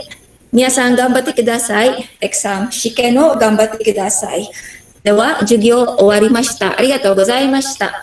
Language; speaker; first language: Japanese; non-native, fluent; Filipino